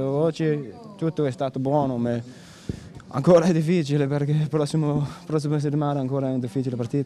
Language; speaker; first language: Italian; non-native, learner; Danish